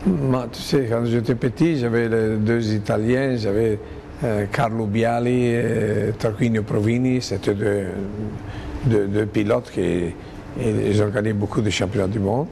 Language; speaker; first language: French; non-native, fluent; Italian